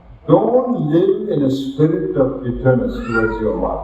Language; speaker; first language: English; non-native, local second language; Malayalam